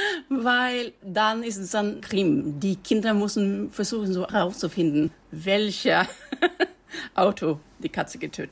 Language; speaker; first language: German; non-native, fluent; Norwegian